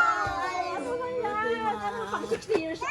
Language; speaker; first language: Filipino; native; Filipino